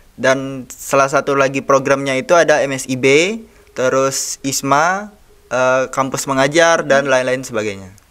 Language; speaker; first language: Indonesian; native; Indonesian